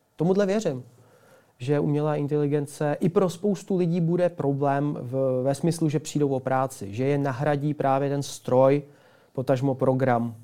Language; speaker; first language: Czech; early bilingual, other home language; Ukrainian